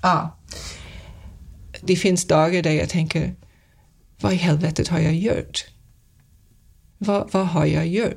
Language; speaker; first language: Swedish; non-native, fluent; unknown